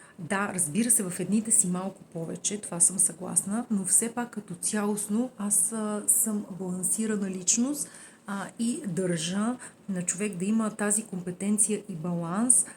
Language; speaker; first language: Bulgarian; native; Bulgarian